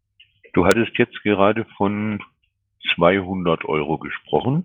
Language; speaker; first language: German; native; German